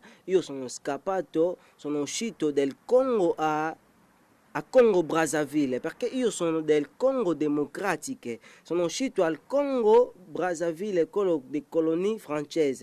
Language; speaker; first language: Italian; non-native, learner; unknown